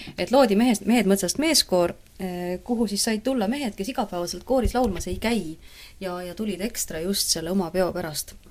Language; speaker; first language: Estonian; native; Estonian